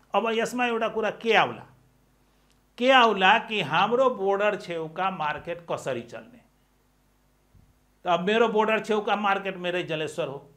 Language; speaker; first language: Nepali; non-native, local second language; Maithili